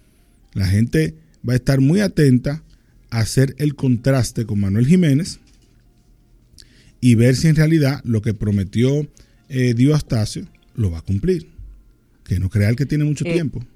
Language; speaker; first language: Spanish; native; Spanish